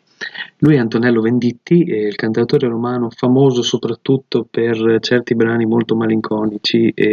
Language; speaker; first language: Italian; native; Italian